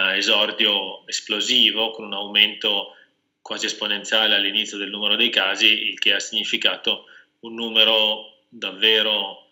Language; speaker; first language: Italian; native; Italian